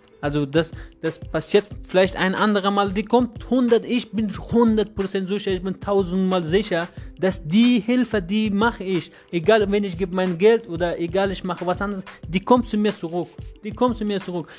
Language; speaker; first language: German; non-native, learner; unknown